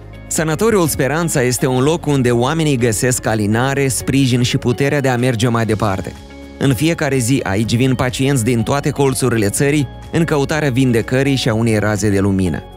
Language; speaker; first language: Romanian; native; Romanian